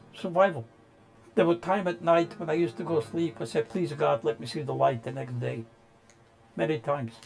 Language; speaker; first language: English; non-native, fluent; Polish